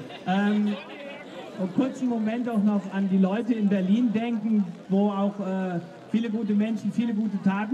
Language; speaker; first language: German; native; German